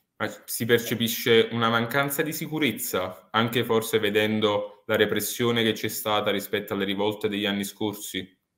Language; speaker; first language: Italian; native; Italian